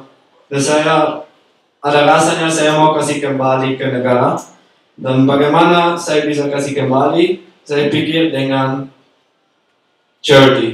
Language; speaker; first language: Indonesian; non-native, learner; Dutch